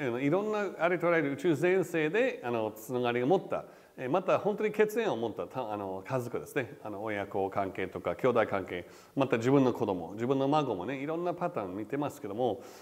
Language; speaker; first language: Japanese; non-native, fluent; English